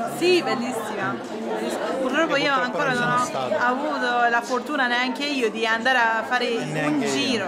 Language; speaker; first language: Italian; early bilingual, other home language; Persian